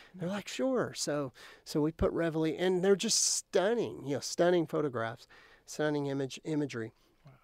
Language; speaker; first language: English; native; English